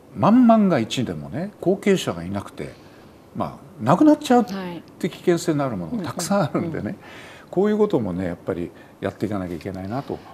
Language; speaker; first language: Japanese; native; Japanese